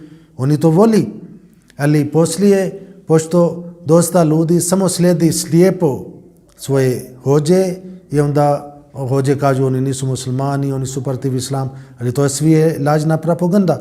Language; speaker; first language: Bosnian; non-native, learner; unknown